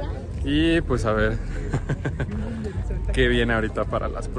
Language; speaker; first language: Spanish; native; Spanish